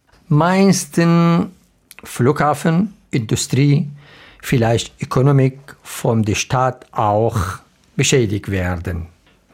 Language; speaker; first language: German; non-native, learner; Arabic